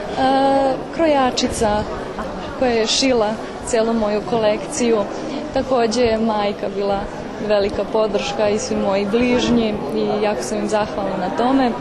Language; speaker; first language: Ukrainian; non-native, local second language; Serbian